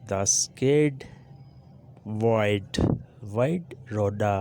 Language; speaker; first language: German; non-native, learner; Urdu